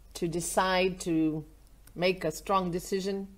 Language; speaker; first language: English; non-native, fluent; Vietnamese